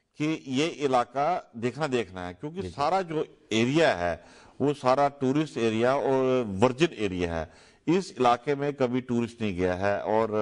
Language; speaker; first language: Urdu; non-native, local second language; Dogri